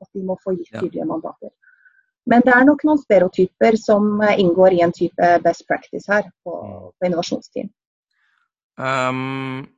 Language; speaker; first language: Norwegian; native; Norwegian